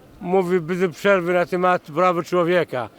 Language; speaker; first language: Polish; non-native, fluent; Arabic